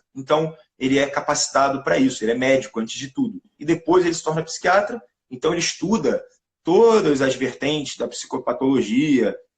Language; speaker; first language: Portuguese; native; Portuguese